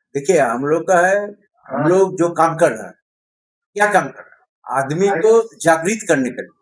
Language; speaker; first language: Hindi; non-native, local second language; Bangla